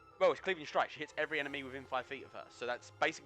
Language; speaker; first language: English; native; English